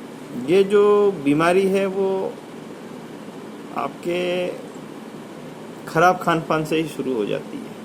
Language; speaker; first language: Hindi; native; Hindi